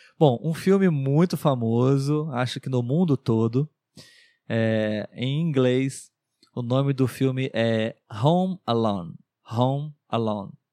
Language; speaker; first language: Portuguese; native; Portuguese